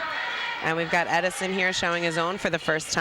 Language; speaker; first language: English; native; English